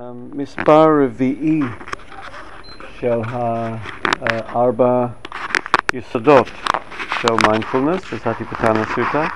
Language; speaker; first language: Hebrew; non-native, fluent; English